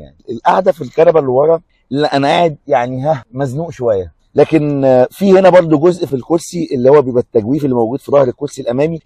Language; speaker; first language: Arabic; native; Arabic